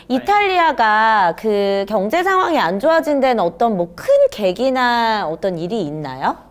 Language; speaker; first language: Korean; native; Korean